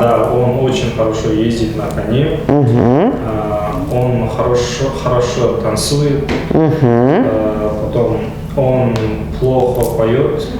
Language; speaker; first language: Russian; non-native, local second language; Kazakh